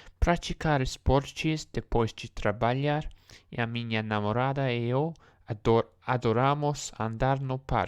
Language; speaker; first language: Portuguese; non-native, learner; English